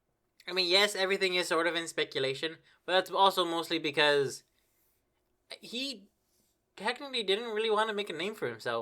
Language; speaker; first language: English; native; English